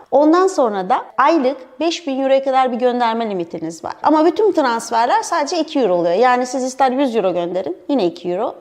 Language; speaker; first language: Turkish; native; Turkish